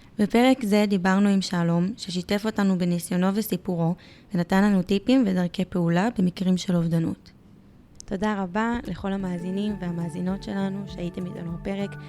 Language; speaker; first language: Hebrew; native; Hebrew